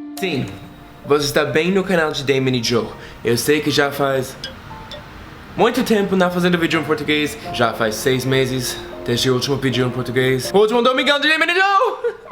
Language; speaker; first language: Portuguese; non-native, fluent; English